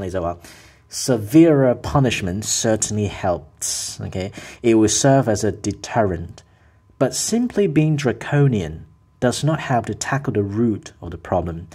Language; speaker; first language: English; non-native, local second language; Cantonese